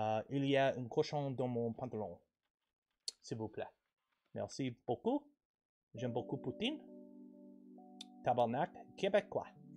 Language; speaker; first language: French; non-native, learner; English